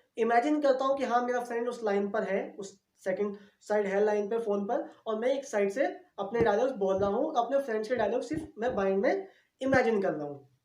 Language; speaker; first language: Hindi; native; Hindi